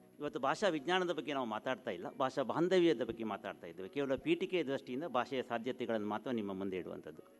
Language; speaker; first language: Kannada; non-native, local second language; Konkani